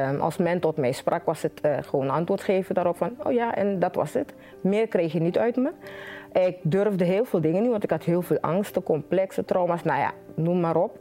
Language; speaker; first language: Dutch; native; Dutch